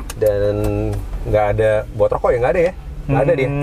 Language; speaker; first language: Indonesian; early bilingual, heritage; Indonesian